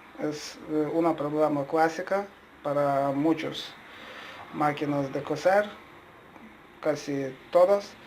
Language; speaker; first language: Spanish; non-native, learner; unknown